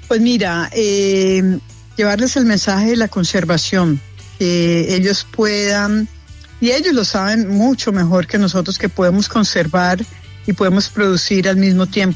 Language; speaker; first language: Spanish; native; Spanish